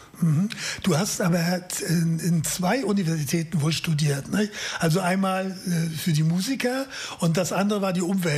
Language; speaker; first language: German; native; German